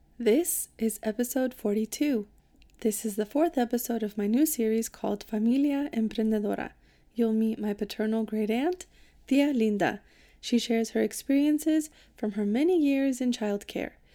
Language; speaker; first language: English; early bilingual, other home language; Spanish